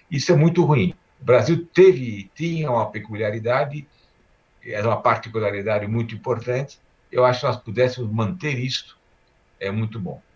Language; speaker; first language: Portuguese; early bilingual, other home language; Armenian